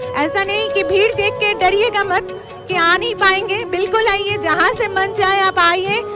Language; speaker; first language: Hindi; non-native, local second language; Bangla